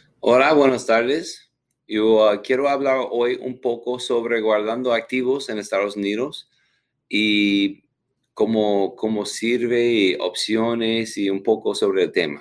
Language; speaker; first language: Spanish; non-native, fluent; English